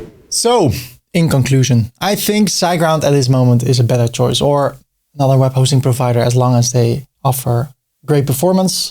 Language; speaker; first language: English; non-native, fluent; Dutch